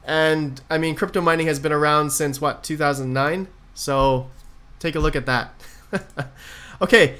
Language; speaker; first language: English; native; English